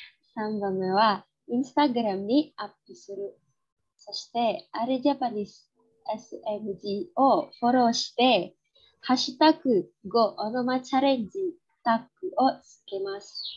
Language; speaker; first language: Japanese; non-native, fluent; Indonesian